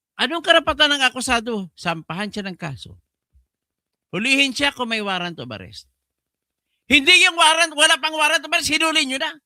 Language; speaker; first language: Filipino; non-native, local second language; Cebuano